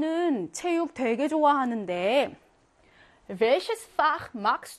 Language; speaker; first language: German; non-native, fluent; Korean